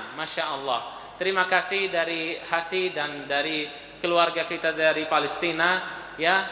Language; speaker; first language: Indonesian; non-native, fluent; Arabic